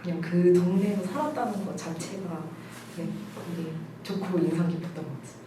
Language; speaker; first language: Korean; native; Korean